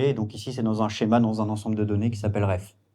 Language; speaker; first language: French; native; French